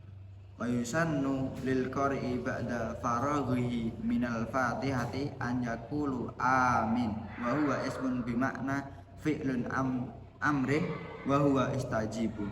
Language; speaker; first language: Arabic; non-native, learner; Indonesian